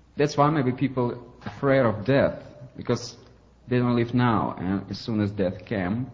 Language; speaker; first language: English; non-native, fluent; Ukrainian